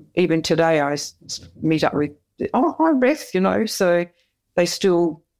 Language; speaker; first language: English; native; English